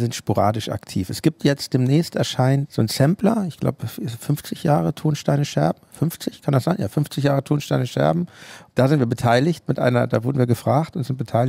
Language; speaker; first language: German; native; German